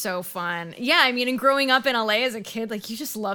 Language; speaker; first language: English; native; English